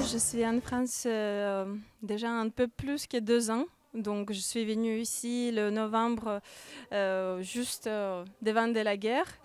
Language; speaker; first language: French; non-native, learner; Ukrainian